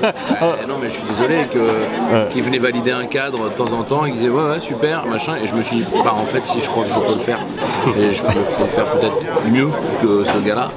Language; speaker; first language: French; native; French